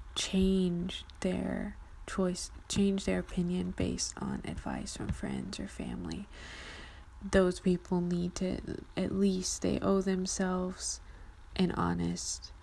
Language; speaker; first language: English; early bilingual, other home language; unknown